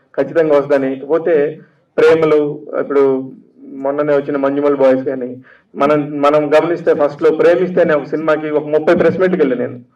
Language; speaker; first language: Telugu; native; Telugu